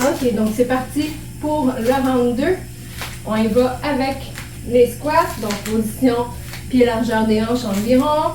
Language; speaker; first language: French; native; French